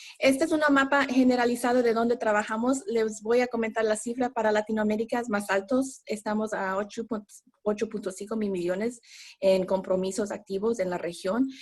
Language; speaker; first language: Spanish; early bilingual, heritage; Spanish